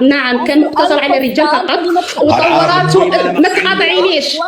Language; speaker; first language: Arabic; native; Arabic